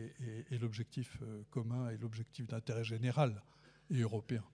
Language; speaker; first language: French; native; French